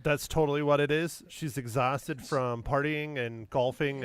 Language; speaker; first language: English; native; English